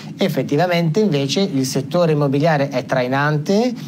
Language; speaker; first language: Italian; native; Italian